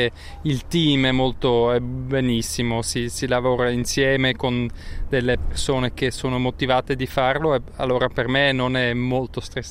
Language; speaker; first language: Italian; non-native, local second language; German